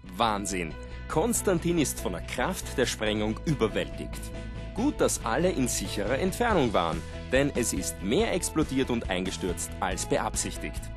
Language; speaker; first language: German; native; German